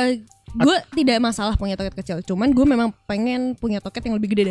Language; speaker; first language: Indonesian; native; Indonesian